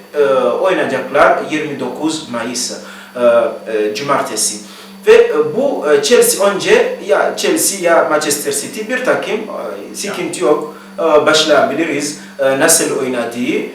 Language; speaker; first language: Turkish; non-native, learner; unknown